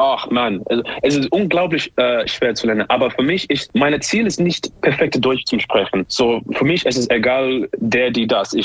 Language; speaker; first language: German; non-native, learner; English